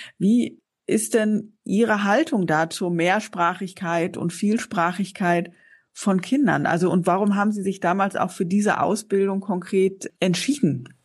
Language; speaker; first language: German; native; German